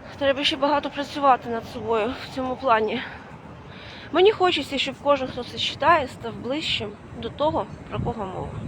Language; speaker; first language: Ukrainian; non-native, fluent; Latvian